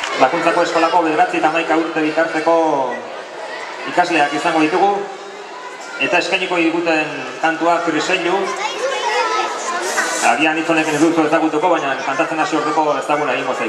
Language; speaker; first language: Basque; native; Basque